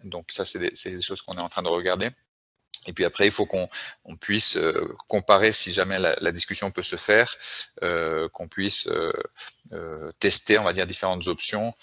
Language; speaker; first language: French; native; French